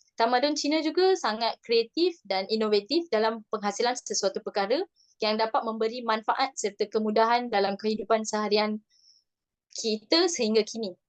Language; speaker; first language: Malay; non-native, local second language; Tamil